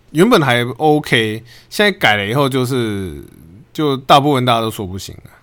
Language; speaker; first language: Chinese; native; Chinese